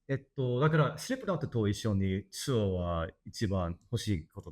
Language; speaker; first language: Japanese; non-native, learner; English